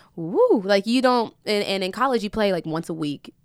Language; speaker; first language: English; native; English